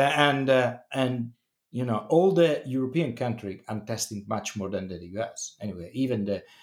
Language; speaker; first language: English; non-native, fluent; Italian